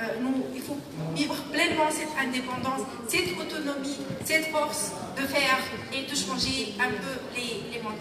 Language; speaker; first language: French; non-native, local second language; Arabic